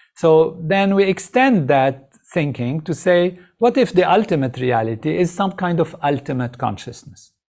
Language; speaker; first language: English; non-native, fluent; Arabic